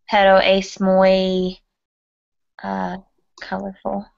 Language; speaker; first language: Spanish; non-native, learner; English